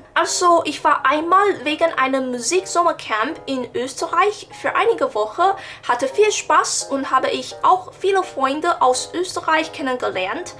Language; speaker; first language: German; non-native, learner; Chinese